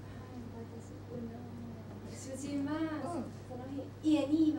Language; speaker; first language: Japanese; non-native, learner; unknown